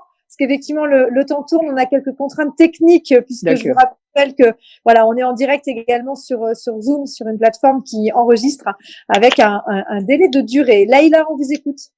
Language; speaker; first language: French; native; French